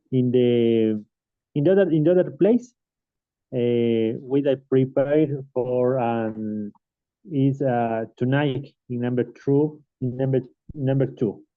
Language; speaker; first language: English; non-native, learner; Spanish